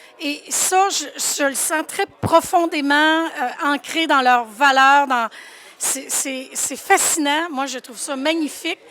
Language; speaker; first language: French; native; French